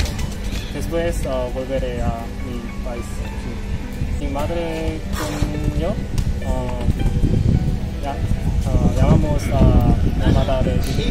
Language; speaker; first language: Spanish; non-native, learner; Korean